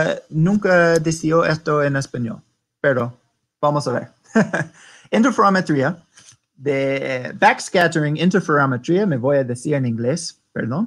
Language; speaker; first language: Spanish; non-native, learner; English